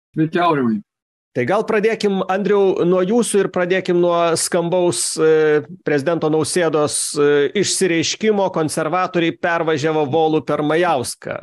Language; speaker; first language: Lithuanian; native; Lithuanian